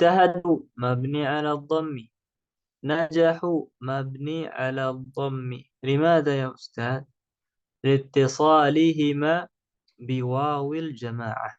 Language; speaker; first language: Arabic; non-native, fluent; Indonesian